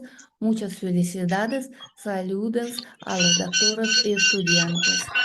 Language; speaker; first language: Spanish; non-native, learner; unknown